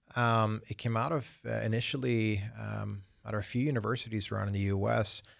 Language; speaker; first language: English; early bilingual, other home language; Swedish